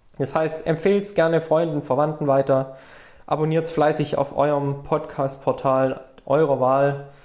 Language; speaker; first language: German; native; German